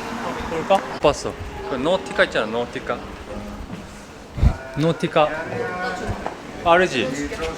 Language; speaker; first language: Korean; non-native, fluent; Japanese